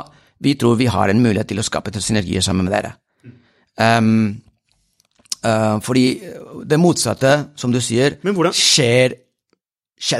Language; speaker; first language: Norwegian; non-native, fluent; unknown